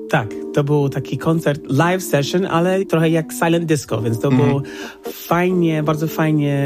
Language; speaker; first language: Polish; non-native, fluent; English